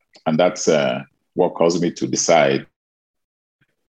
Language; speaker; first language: English; non-native, local second language; Igbo